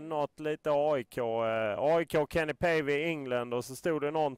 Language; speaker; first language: Swedish; native; Swedish